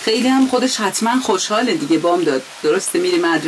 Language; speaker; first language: Persian; native; Persian